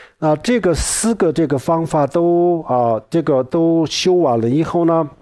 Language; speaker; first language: Chinese; non-native, local second language; Tibetan